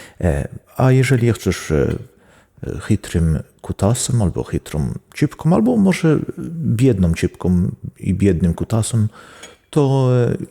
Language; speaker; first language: Polish; non-native, learner; Swedish